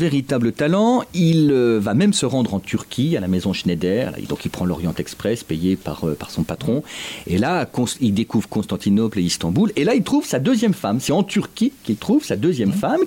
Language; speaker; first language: French; native; French